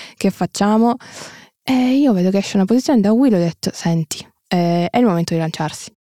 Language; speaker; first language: Italian; early bilingual, other home language; Russian